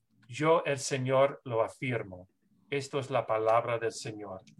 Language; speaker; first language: Spanish; non-native, fluent; English